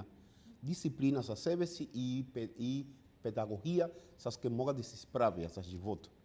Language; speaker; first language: Bulgarian; non-native, learner; Spanish